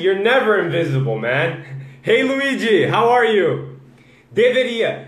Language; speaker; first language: English; non-native, fluent; Portuguese